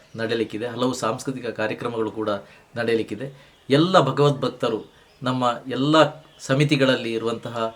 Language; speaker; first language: Kannada; native; Kannada